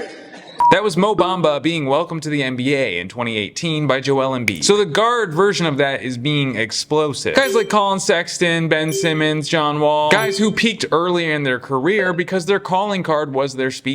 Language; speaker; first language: English; native; English